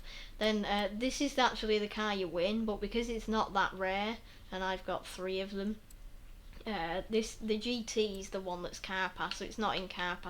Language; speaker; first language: English; native; English